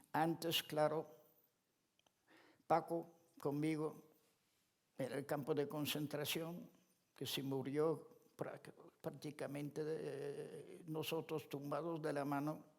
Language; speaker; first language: Spanish; non-native, fluent; Ladino